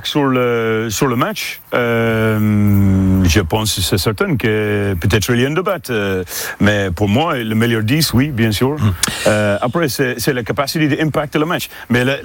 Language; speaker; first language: French; non-native, fluent; English